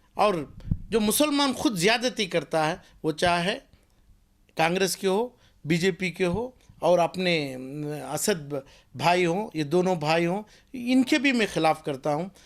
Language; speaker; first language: Hindi; non-native, local second language; Urdu